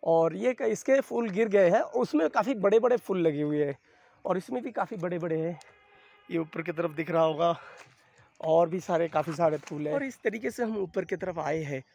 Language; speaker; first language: Hindi; non-native, local second language; Bangla